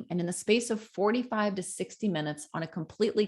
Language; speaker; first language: English; native; English